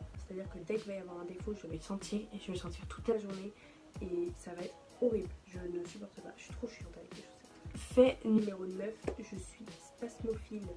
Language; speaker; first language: French; native; French